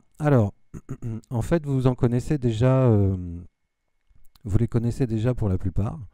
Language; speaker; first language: French; native; French